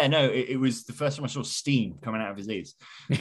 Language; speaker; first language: English; native; English